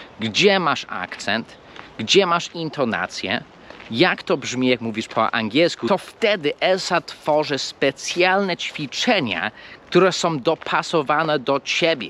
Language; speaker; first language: Polish; non-native, fluent; English